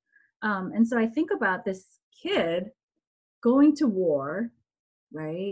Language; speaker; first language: English; early bilingual, other home language; Korean